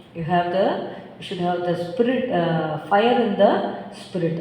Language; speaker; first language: English; non-native, local second language; Tamil